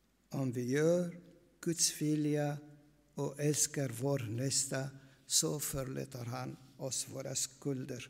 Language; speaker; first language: Swedish; non-native, fluent; Aramaic